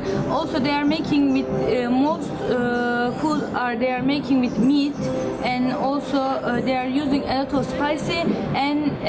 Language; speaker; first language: English; non-native, learner; Turkish